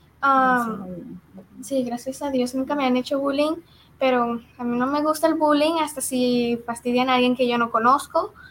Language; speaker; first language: Spanish; early bilingual, heritage; Spanish